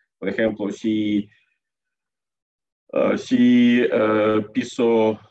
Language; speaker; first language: Spanish; non-native, learner; Russian